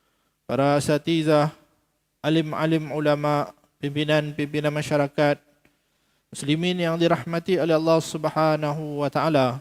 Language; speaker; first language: Malay; native; Malay